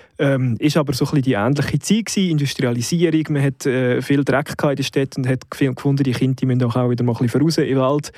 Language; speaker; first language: German; native; German